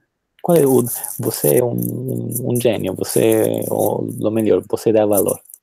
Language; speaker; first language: Portuguese; non-native, fluent; Spanish